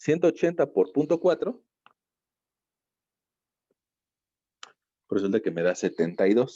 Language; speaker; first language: Spanish; native; Spanish